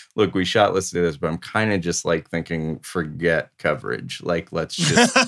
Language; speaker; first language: English; native; English